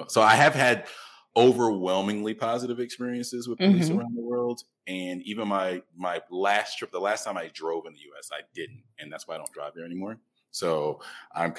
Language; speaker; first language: English; native; English